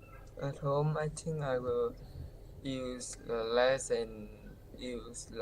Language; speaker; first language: English; non-native, learner; Vietnamese